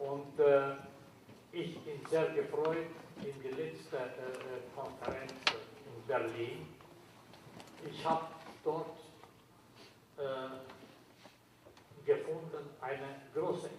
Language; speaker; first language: German; non-native, learner; Albanian